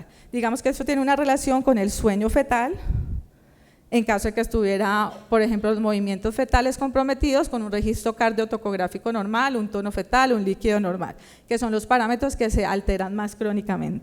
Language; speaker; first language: Spanish; native; Spanish